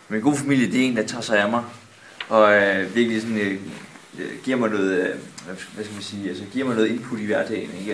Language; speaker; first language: Danish; native; Danish